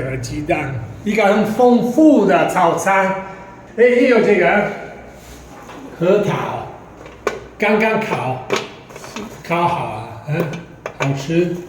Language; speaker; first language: Chinese; non-native, fluent; Italian